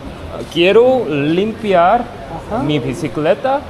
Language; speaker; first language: Spanish; non-native, learner; Korean